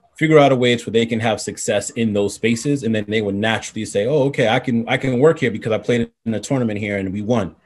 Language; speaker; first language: English; native; English